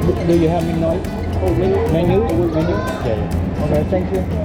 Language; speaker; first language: English; non-native, learner; Khmer